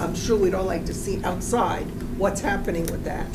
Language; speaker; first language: English; native; English